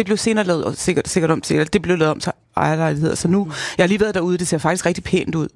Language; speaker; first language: Danish; native; Danish